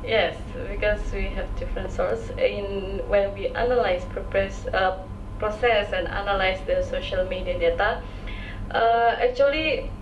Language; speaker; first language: English; non-native, local second language; Indonesian